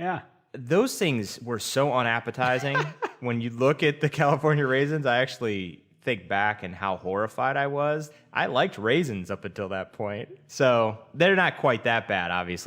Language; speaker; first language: English; native; English